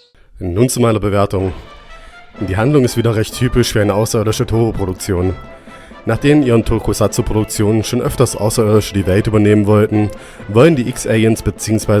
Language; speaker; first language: German; native; German